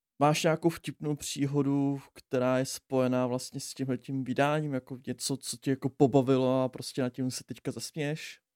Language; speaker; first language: Czech; native; Czech